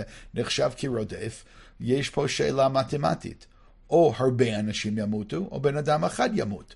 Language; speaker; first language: Hebrew; non-native, fluent; English